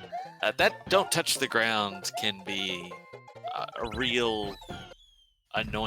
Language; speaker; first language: English; native; English